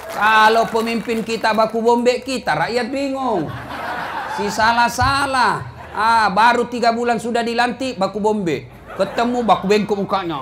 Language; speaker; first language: Indonesian; native; Indonesian